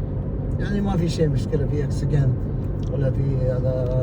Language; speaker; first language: Arabic; non-native, learner; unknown